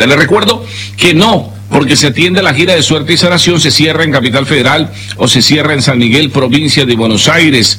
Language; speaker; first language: Spanish; native; Spanish